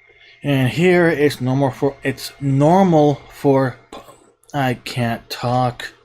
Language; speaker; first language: English; native; English